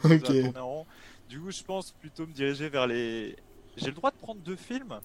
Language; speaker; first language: French; native; French